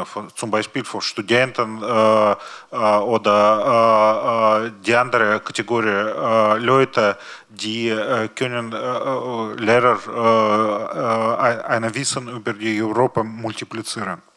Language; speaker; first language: German; non-native, learner; Russian